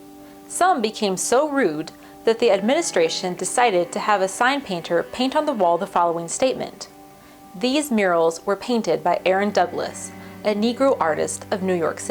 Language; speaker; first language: English; native; English